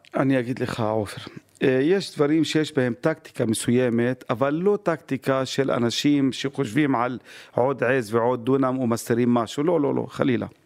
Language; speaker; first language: Hebrew; non-native, local second language; Arabic